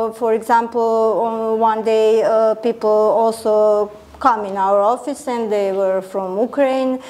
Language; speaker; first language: English; non-native, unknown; Serbian